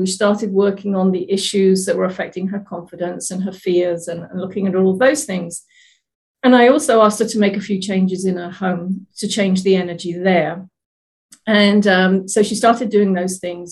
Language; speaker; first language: English; native; English